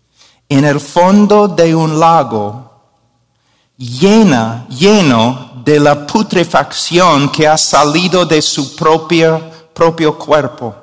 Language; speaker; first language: Spanish; non-native, fluent; English